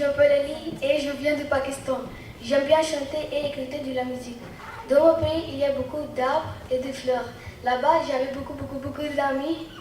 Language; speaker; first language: French; non-native, learner; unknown